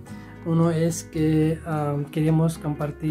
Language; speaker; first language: Spanish; non-native, learner; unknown